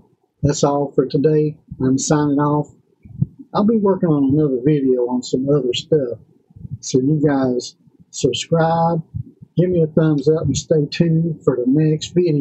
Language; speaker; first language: English; native; English